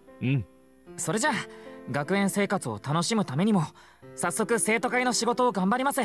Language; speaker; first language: Japanese; native; Japanese